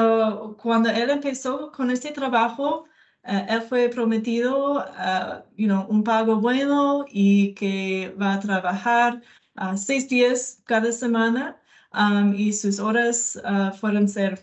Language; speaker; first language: Spanish; non-native, learner; English